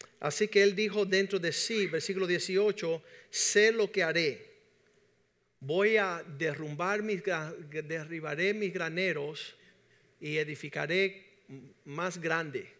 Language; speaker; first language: Spanish; native; Spanish